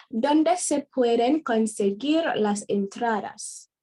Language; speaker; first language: Spanish; non-native, fluent; English